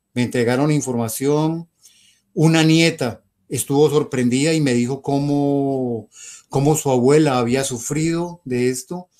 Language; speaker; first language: Spanish; native; Spanish